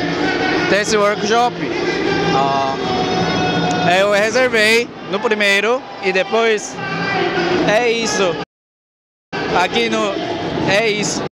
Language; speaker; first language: Portuguese; non-native, learner; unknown